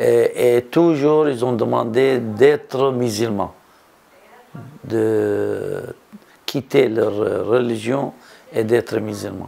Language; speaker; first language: French; non-native, fluent; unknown